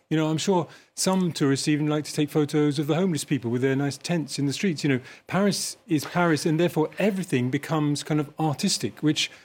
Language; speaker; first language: English; native; English